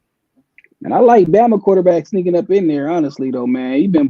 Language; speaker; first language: English; native; English